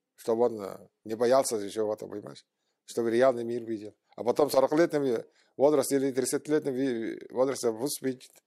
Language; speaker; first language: Russian; non-native, local second language; Tuvinian